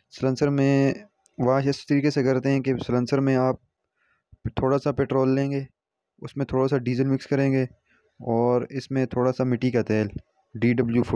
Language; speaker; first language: Urdu; non-native, local second language; Northern Hindko